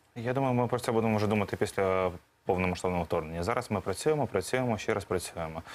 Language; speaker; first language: Ukrainian; native; Ukrainian